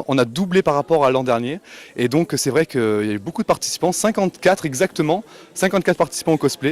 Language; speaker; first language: French; native; French